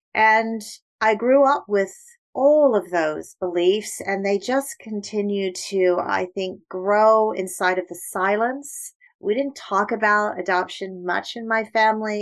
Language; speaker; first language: English; native; English